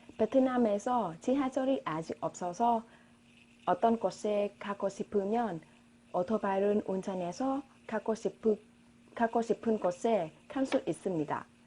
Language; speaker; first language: Korean; non-native, learner; Vietnamese